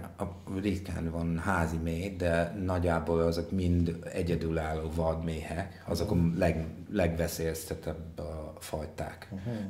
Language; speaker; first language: Hungarian; non-native, fluent; English